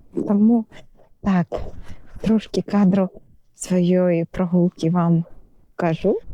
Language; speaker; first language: Belarusian; non-native, local second language; Russian